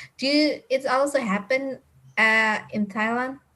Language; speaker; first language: English; non-native, fluent; Indonesian